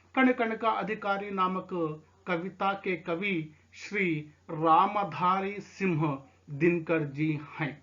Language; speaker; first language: Hindi; non-native, local second language; Telugu